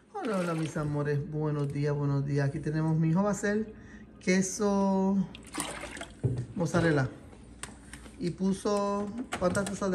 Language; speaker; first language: Spanish; native; Spanish